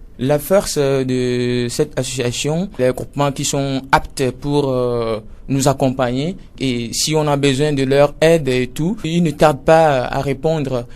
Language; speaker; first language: French; non-native, local second language; Ewe